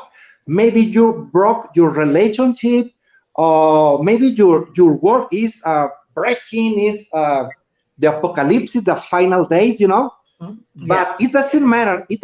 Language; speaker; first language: English; non-native, learner; Spanish